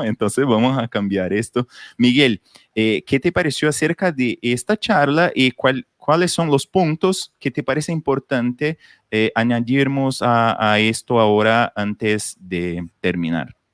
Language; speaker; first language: Spanish; non-native, fluent; Portuguese